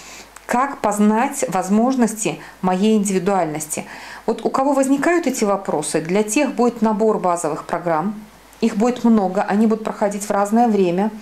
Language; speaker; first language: Russian; native; Russian